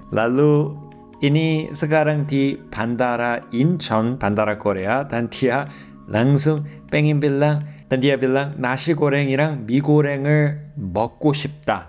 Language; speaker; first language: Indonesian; non-native, fluent; Korean